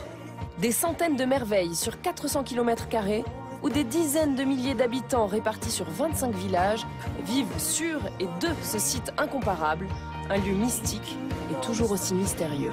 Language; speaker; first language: French; native; French